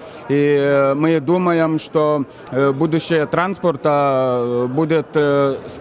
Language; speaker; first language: Russian; non-native, fluent; Lithuanian